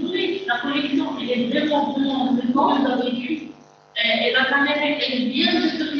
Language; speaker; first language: French; non-native, local second language; Arabic